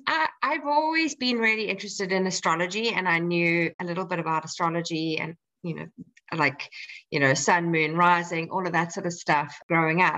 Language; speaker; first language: English; native; English